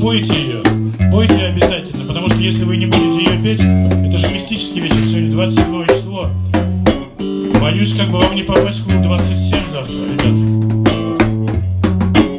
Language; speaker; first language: Russian; native; Russian